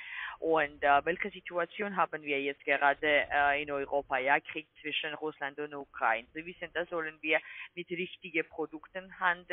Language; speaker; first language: German; non-native, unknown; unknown